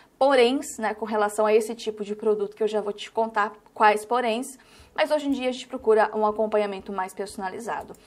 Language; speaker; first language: Portuguese; native; Portuguese